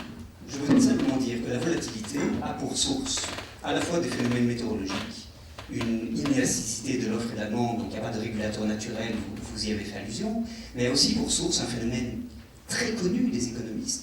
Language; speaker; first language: French; native; French